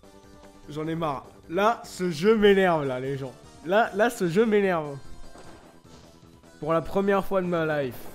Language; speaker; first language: French; native; French